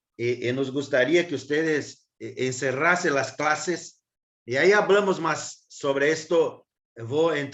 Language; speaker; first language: Spanish; non-native, learner; Portuguese